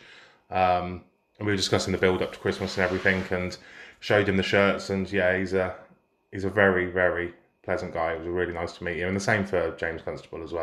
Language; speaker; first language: English; native; English